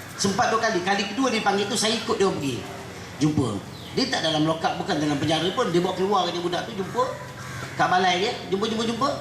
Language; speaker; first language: Malay; native; Malay